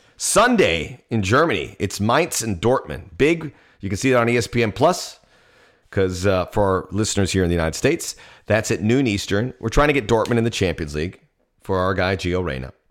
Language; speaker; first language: English; early bilingual, other home language; Spanish